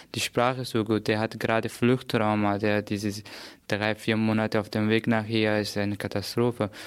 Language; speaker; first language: German; non-native, fluent; Persian